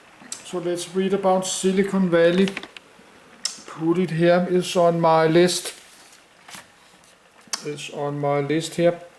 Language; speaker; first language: English; non-native, learner; Danish